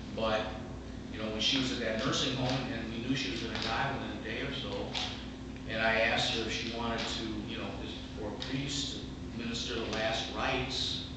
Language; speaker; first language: English; native; English